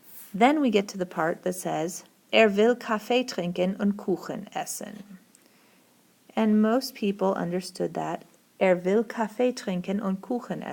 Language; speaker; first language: German; non-native, fluent; English